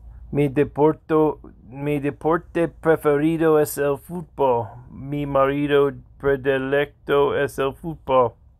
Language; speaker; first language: Spanish; non-native, learner; English